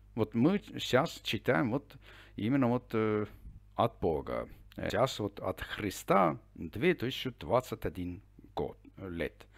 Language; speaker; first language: Russian; non-native, fluent; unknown